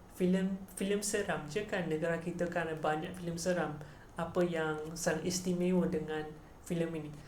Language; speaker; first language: Malay; non-native, local second language; Chinese